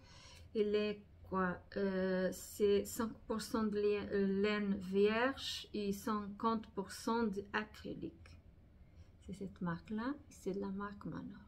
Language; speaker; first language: French; non-native, fluent; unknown